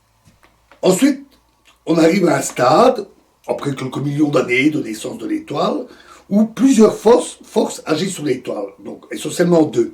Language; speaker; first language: French; native; French